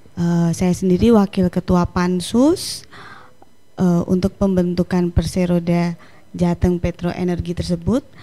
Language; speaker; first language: Indonesian; native; Indonesian